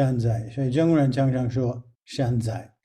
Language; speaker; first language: Chinese; non-native, fluent; English